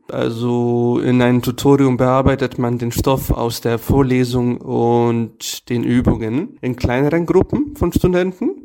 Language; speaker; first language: German; non-native, fluent; Serbian